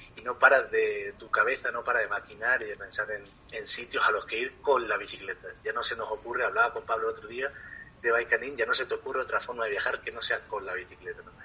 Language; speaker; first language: Spanish; native; Spanish